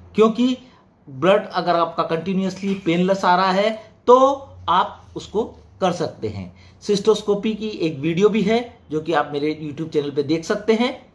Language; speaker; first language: Hindi; native; Hindi